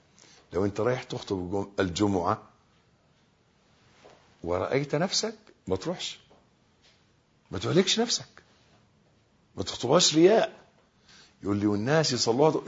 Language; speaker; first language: Arabic; native; Arabic